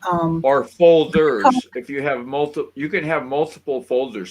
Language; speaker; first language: English; native; English